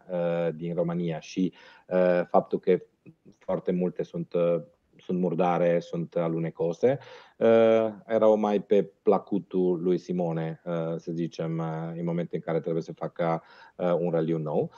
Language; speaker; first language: Romanian; non-native, fluent; Italian